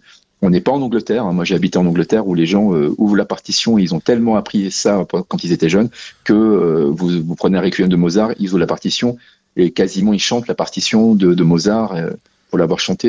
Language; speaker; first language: French; native; French